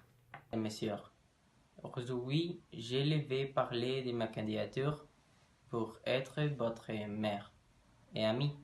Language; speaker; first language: French; non-native, learner; Spanish